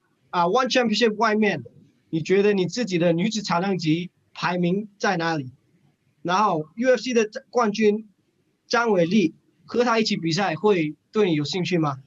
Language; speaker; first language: Chinese; early bilingual, heritage; English